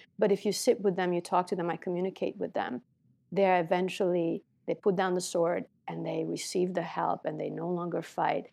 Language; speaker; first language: English; non-native, fluent; Romanian